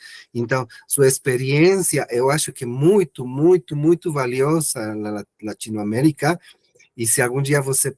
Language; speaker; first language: Portuguese; non-native, learner; Spanish